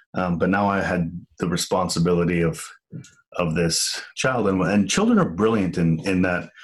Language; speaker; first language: English; native; English